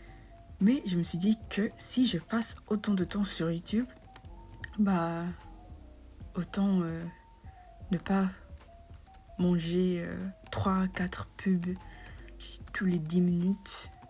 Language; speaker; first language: French; non-native, fluent; English